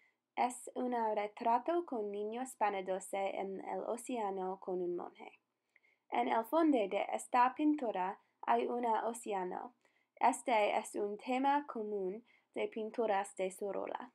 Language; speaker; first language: Spanish; non-native, learner; English